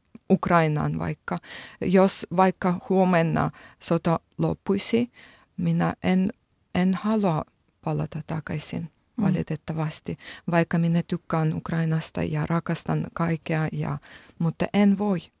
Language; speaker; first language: Finnish; non-native, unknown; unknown